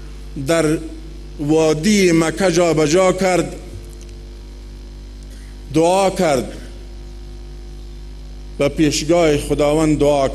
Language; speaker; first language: Persian; non-native, local second language; Pashto